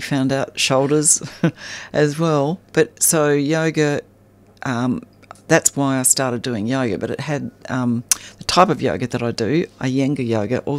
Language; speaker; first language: English; native; English